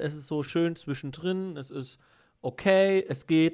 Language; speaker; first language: German; native; German